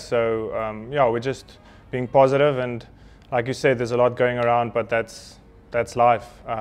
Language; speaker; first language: English; non-native, local second language; Afrikaans